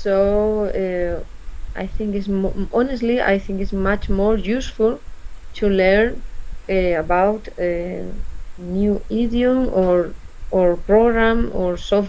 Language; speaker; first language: English; non-native, learner; Spanish